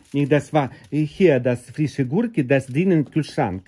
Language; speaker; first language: German; non-native, learner; Russian